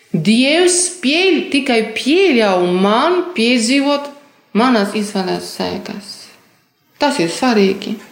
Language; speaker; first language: Latvian; non-native, fluent; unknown